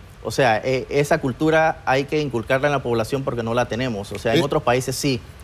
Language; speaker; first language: Spanish; native; Spanish